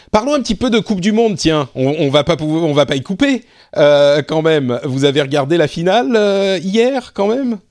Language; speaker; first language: French; native; French